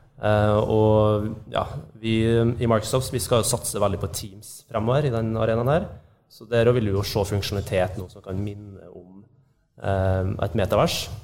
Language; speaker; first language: Norwegian; native; Norwegian